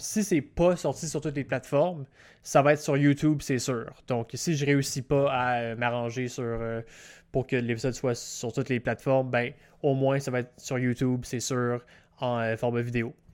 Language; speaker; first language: French; early bilingual, heritage; French